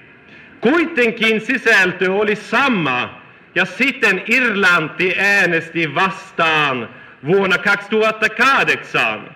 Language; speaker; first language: Finnish; non-native, fluent; Swedish